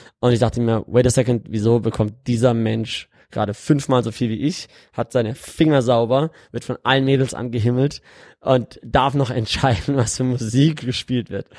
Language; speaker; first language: German; native; German